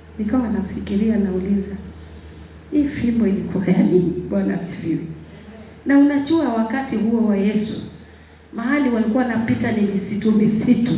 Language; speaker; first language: Swahili; non-native, local second language; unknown